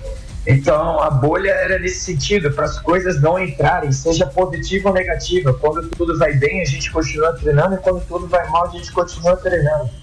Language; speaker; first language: Portuguese; native; Portuguese